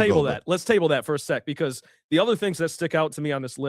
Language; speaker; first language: English; native; English